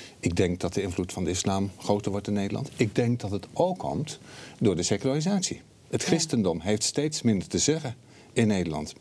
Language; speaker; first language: Dutch; native; Dutch